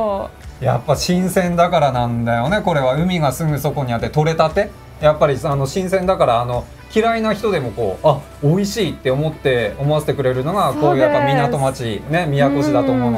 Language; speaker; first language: Japanese; native; Japanese